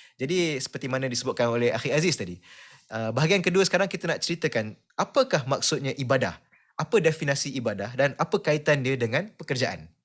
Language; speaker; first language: Malay; native; Malay